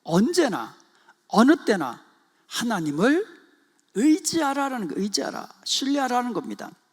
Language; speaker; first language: Korean; native; Korean